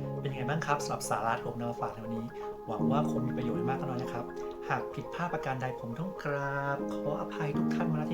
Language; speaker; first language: Thai; native; Thai